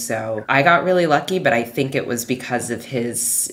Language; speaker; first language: English; native; English